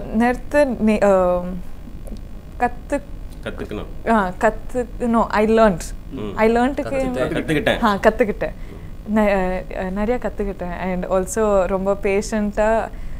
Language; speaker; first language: Tamil; non-native, learner; Kodava